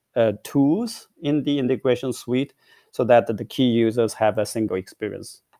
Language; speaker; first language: English; non-native, fluent; Chinese